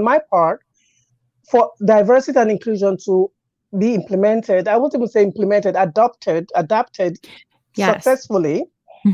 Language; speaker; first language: English; native; English